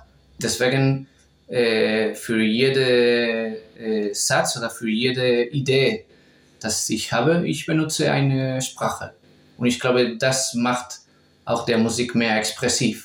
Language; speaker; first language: German; non-native, fluent; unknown